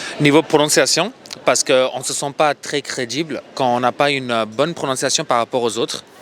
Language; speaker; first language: French; non-native, fluent; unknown